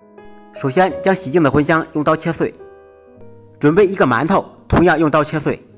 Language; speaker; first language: Chinese; native; Chinese